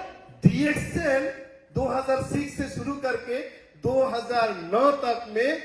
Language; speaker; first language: Hindi; non-native, learner; Bangla